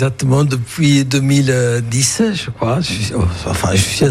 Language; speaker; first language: French; non-native, fluent; Italian